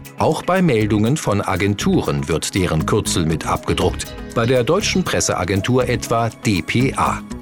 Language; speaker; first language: German; native; German